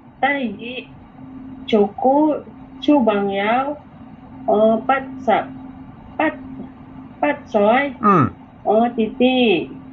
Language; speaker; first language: Cantonese; non-native, learner; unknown